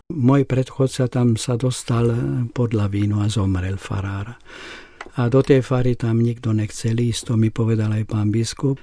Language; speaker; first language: Slovak; non-native, local second language; Hungarian